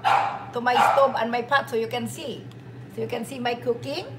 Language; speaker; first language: English; non-native, local second language; Filipino